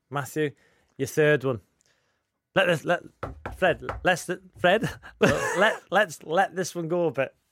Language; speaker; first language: English; native; English